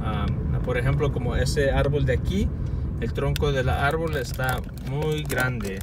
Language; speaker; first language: Spanish; early bilingual, heritage; Spanish